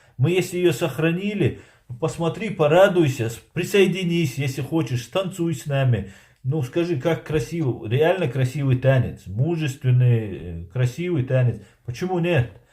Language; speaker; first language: Russian; non-native, local second language; Chechen